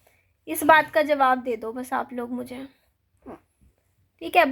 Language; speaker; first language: Hindi; native; Hindi